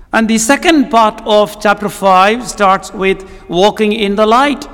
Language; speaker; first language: English; non-native, local second language; Malayalam